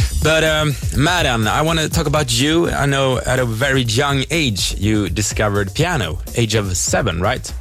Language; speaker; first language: English; non-native, fluent; Swedish